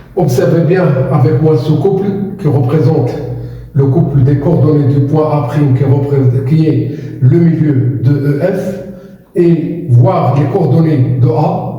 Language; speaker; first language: French; non-native, local second language; Arabic